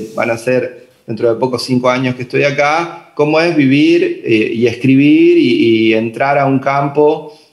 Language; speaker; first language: Spanish; native; Spanish